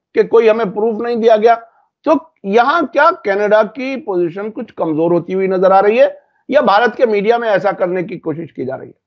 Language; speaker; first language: Hindi; native; Hindi